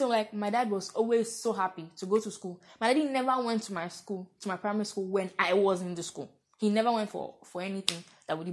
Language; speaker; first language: English; non-native, local second language; Yoruba